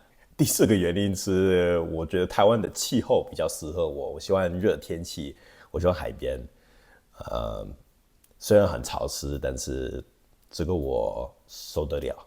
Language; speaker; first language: Chinese; non-native, fluent; English